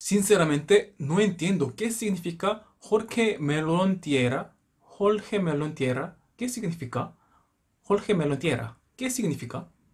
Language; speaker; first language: Spanish; non-native, learner; Korean